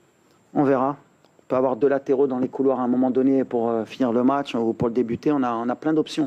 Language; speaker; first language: French; native; French